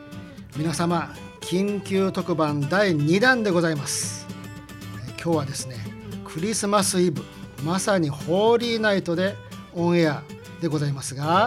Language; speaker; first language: Japanese; native; Japanese